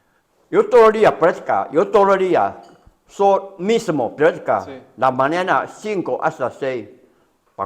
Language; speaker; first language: Spanish; non-native, learner; Chinese